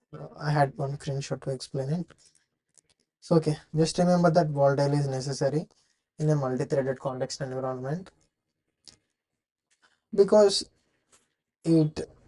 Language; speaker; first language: English; non-native, fluent; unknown